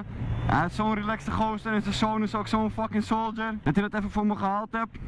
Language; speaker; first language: Dutch; native; Dutch